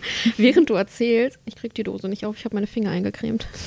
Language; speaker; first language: German; non-native, local second language; Macedonian